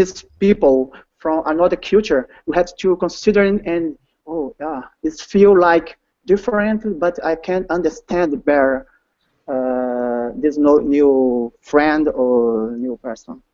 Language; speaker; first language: English; non-native, learner; Portuguese